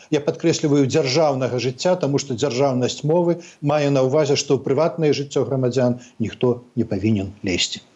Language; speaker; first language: Belarusian; native; Belarusian